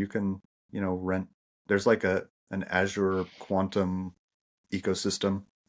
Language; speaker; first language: English; native; English